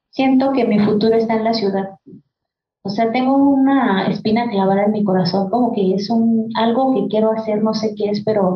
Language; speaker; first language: Spanish; non-native, local second language; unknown